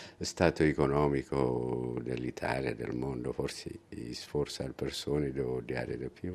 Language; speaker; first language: Italian; non-native, learner; Amharic